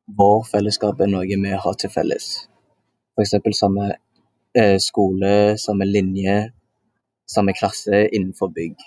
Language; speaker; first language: Norwegian; early bilingual, other home language; Indonesian